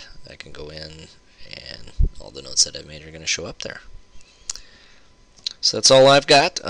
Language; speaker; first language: English; native; English